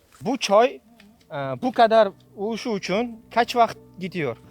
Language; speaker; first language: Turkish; non-native, learner; Uzbek